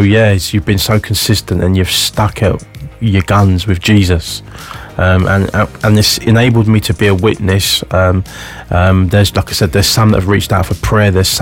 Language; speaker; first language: English; native; English